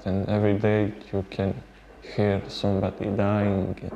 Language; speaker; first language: English; non-native, learner; Bosnian